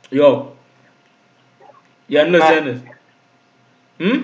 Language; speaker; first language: Turkish; non-native, learner; Indonesian